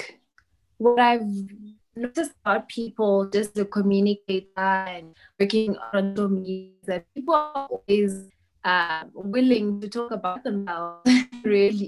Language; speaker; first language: English; non-native, local second language; Tsonga